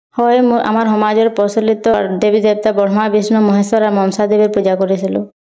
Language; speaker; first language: Assamese; non-native, local second language; Bodo